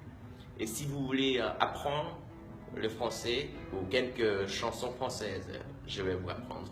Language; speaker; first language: French; non-native, fluent; Vietnamese